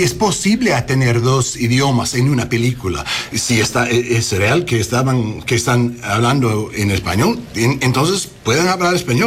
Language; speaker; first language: Spanish; early bilingual, heritage; English